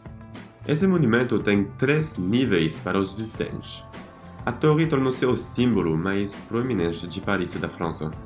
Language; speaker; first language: Portuguese; non-native, fluent; French